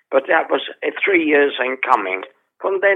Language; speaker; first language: English; native; English